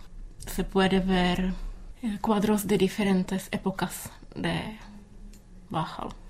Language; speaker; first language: Spanish; non-native, learner; Czech